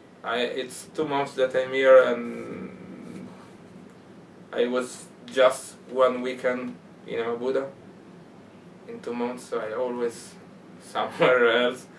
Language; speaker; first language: English; non-native, learner; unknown